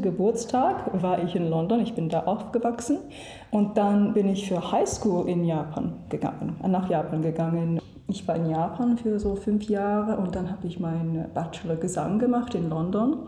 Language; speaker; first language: German; non-native, learner; English